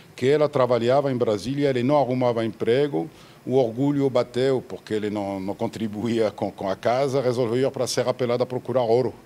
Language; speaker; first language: Portuguese; non-native, fluent; French